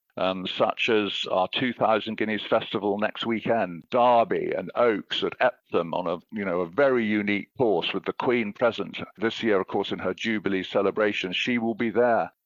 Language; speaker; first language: English; native; English